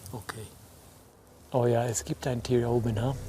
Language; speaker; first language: German; non-native, learner; English